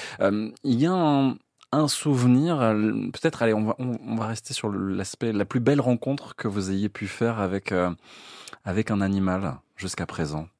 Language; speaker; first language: French; native; French